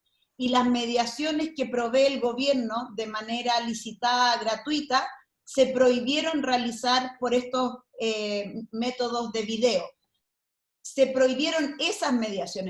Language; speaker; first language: Spanish; native; Spanish